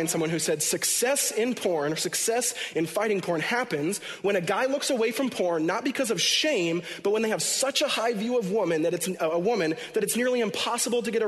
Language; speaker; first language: English; native; English